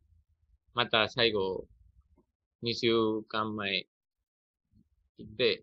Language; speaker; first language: Japanese; non-native, learner; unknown